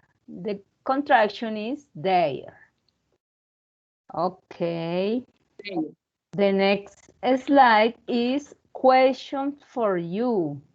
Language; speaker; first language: English; non-native, learner; Spanish